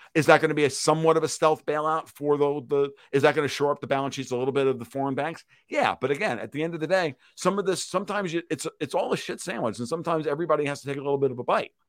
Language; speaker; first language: English; native; English